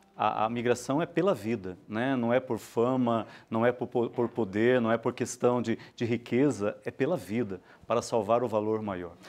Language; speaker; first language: Portuguese; native; Portuguese